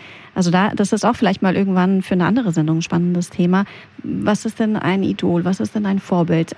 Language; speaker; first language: German; native; German